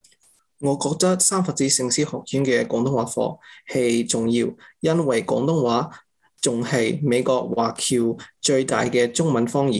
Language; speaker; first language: Cantonese; early bilingual, heritage; English